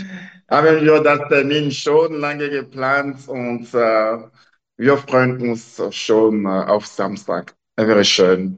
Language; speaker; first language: German; non-native, learner; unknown